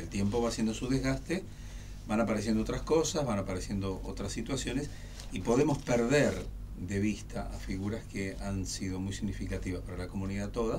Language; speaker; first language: Spanish; native; Spanish